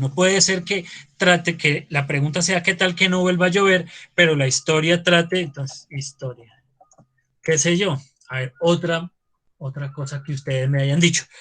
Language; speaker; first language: Spanish; native; Spanish